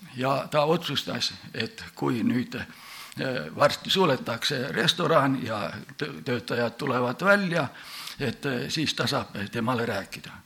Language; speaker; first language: Estonian; native; Estonian